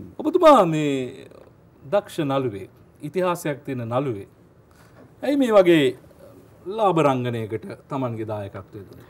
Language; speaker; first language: Sinhala; native; Sinhala